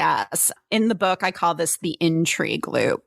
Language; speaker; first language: English; native; English